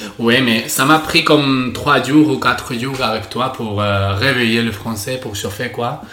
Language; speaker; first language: French; non-native, learner; Spanish